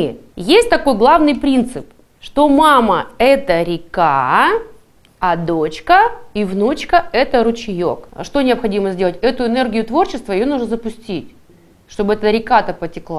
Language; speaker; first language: Russian; native; Russian